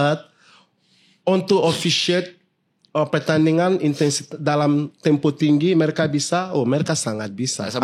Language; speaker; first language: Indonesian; non-native, fluent; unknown